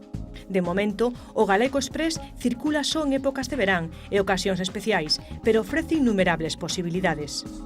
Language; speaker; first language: Galician; native; Galician